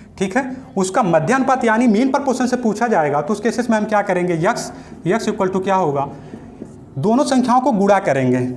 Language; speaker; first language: Hindi; native; Hindi